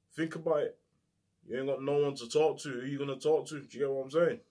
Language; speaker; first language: English; native; English